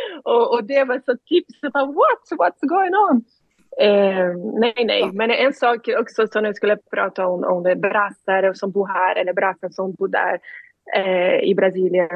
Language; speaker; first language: Swedish; non-native, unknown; Portuguese